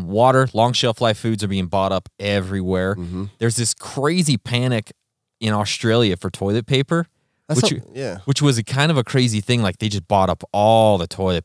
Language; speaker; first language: English; native; English